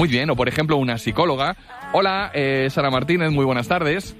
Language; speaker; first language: Spanish; native; Spanish